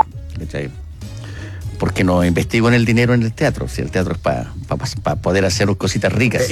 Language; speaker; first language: Spanish; native; Spanish